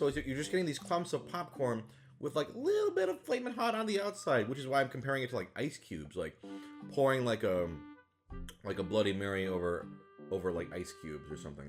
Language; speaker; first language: English; native; English